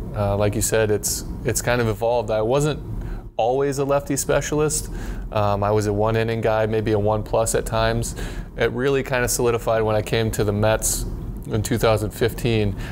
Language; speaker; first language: English; native; English